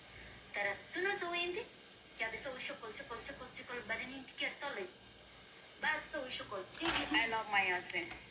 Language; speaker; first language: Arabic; non-native, learner; Nepali